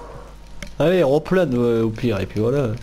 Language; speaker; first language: French; native; French